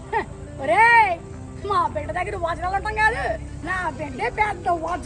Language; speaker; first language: Telugu; native; Telugu